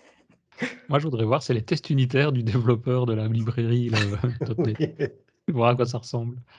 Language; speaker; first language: French; native; French